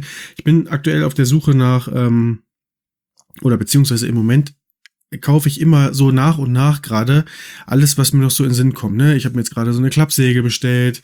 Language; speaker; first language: German; native; German